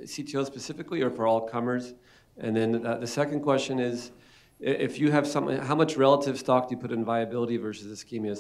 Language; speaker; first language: English; native; English